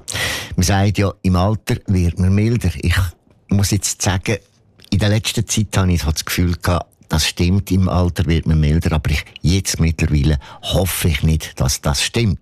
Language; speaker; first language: German; native; German